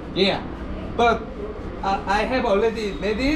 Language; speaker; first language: English; non-native, learner; Korean